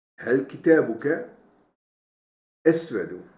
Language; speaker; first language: Arabic; non-native, fluent; Turkish